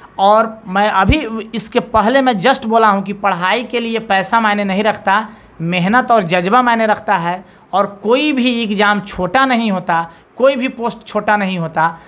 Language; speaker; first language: Hindi; native; Hindi